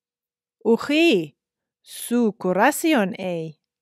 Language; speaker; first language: Greek; non-native, fluent; English